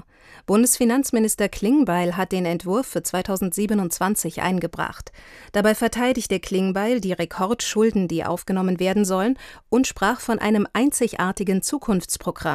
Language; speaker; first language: German; native; German